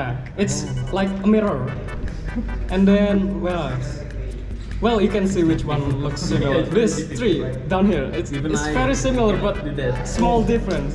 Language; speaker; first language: English; non-native, fluent; Javanese